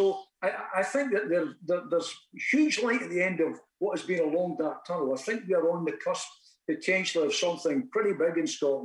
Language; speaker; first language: English; native; English